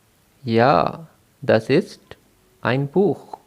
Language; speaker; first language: German; non-native, fluent; Urdu